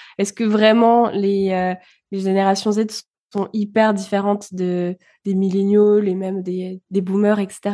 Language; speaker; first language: French; early bilingual, other home language; Bulgarian